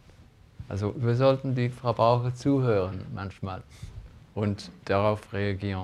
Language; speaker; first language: German; non-native, fluent; English